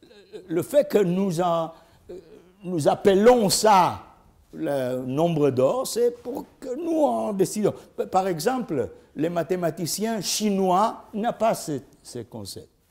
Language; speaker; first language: French; non-native, learner; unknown